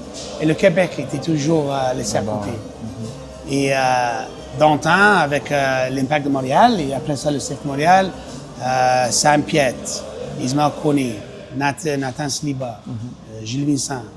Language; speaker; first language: French; non-native, local second language; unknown